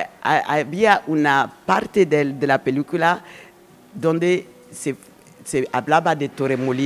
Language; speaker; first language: Spanish; non-native, learner; French